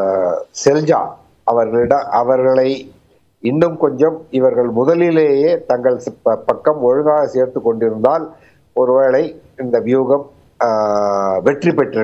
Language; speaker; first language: Tamil; native; Tamil